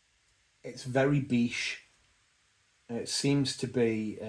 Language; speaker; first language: English; native; English